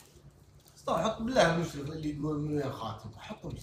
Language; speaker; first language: Arabic; native; Arabic